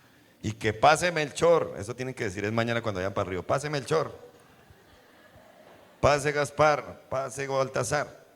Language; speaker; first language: Spanish; native; Spanish